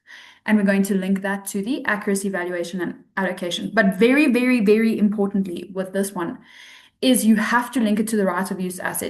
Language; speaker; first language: English; native; English